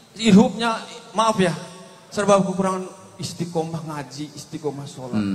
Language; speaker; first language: Indonesian; non-native, local second language; Sundanese